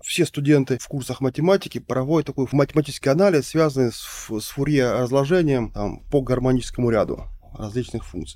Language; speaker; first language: Russian; native; Russian